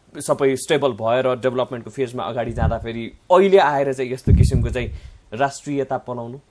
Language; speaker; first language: Nepali; native; Nepali